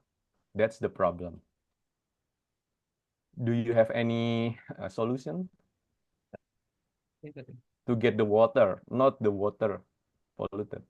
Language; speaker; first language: English; non-native, fluent; Indonesian